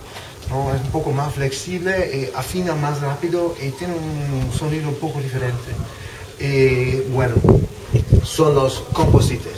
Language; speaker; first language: Spanish; non-native, fluent; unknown